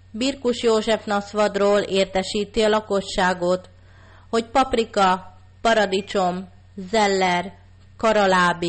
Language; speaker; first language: Hungarian; native; Hungarian